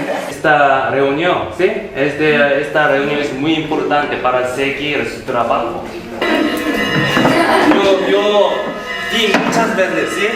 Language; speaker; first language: Spanish; non-native, learner; Korean